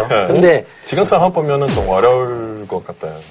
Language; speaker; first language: Korean; non-native, fluent; Portuguese